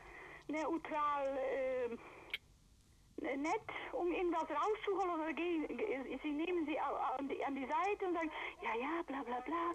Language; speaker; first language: German; non-native, fluent; Polish